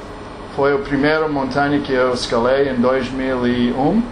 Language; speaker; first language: Portuguese; non-native, learner; English